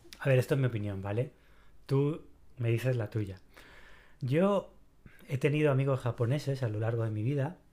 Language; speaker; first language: Spanish; native; Spanish